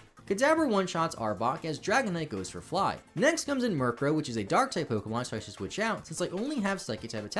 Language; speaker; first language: English; native; English